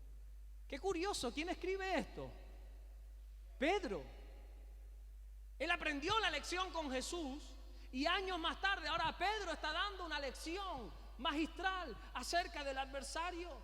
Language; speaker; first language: Spanish; native; Spanish